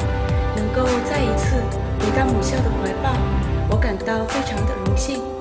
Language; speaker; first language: Chinese; non-native, fluent; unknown